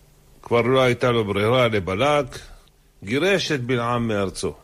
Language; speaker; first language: Hebrew; native; Hebrew